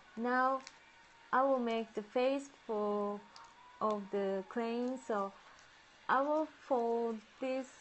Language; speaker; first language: English; non-native, learner; Japanese